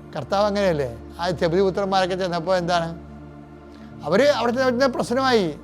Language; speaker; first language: Malayalam; native; Malayalam